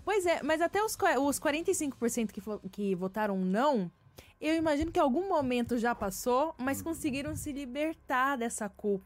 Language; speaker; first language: Portuguese; native; Portuguese